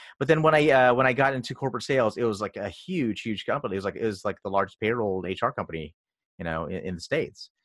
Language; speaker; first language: English; early bilingual, other home language; Filipino